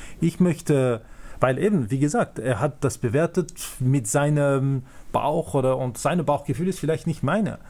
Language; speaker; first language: German; non-native, local second language; French